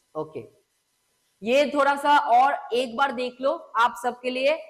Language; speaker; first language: Hindi; non-native, local second language; Bangla